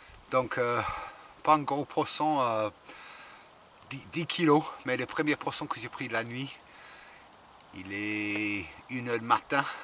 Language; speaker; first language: French; non-native, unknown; English